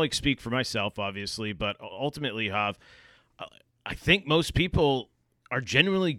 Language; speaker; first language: English; native; English